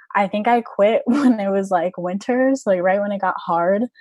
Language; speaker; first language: English; native; English